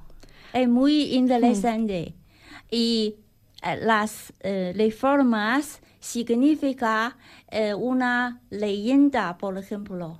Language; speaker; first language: Spanish; non-native, learner; Chinese